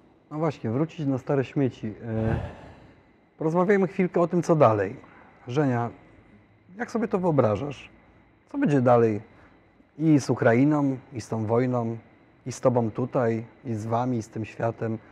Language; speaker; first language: Polish; native; Polish